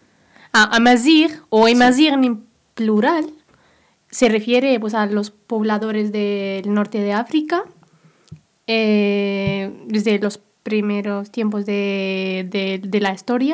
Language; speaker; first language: Spanish; non-native, local second language; Berber languages